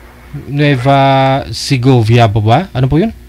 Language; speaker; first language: Filipino; native; Filipino